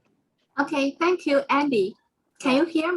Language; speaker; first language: English; non-native, fluent; Chinese